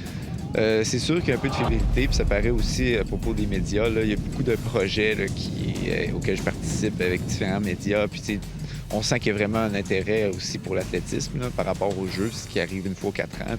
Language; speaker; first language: French; native; French